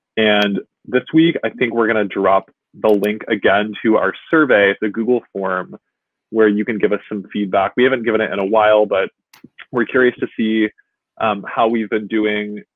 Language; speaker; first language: English; native; English